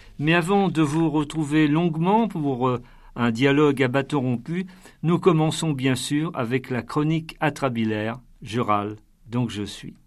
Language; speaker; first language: French; native; French